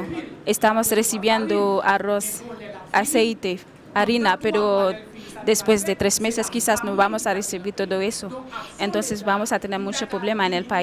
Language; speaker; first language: Spanish; non-native, fluent; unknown